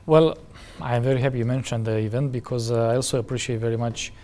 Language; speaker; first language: English; non-native, fluent; Romanian